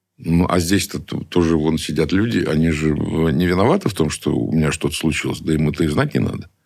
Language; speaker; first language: Russian; native; Russian